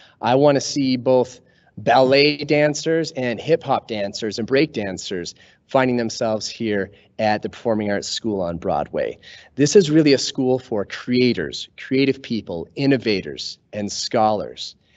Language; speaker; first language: English; native; English